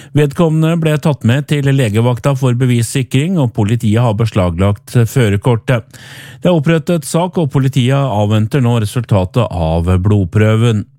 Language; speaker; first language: Norwegian; native; Norwegian